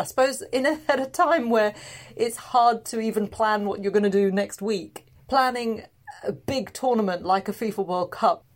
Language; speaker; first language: English; native; English